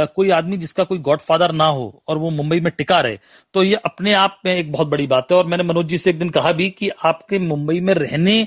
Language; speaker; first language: Hindi; native; Hindi